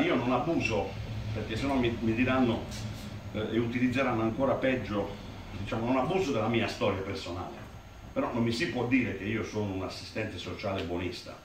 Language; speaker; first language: Italian; native; Italian